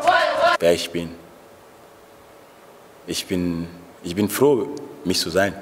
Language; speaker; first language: German; non-native, local second language; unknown